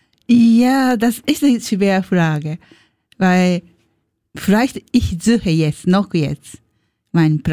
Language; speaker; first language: German; non-native, learner; Japanese